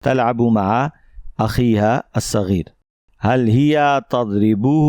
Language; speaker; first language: Arabic; non-native, fluent; Urdu